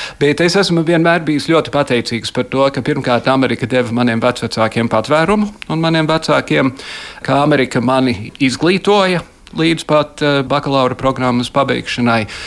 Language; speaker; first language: Latvian; early bilingual, heritage; Latvian